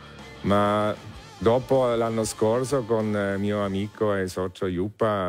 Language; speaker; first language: Italian; non-native, learner; German